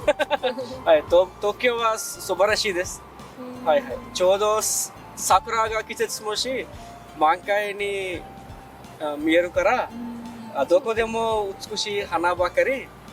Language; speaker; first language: Japanese; non-native, fluent; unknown